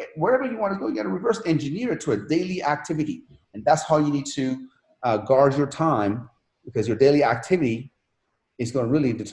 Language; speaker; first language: English; non-native, fluent; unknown